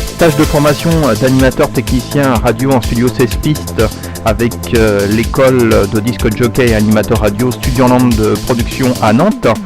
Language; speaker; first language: French; native; French